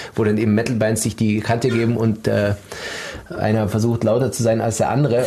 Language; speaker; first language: German; native; German